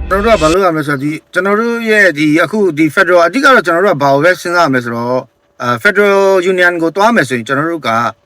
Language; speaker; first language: Burmese; non-native, local second language; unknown